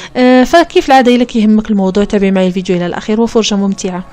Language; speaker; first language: Arabic; native; Arabic